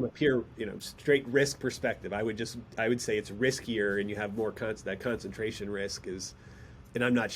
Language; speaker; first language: English; native; English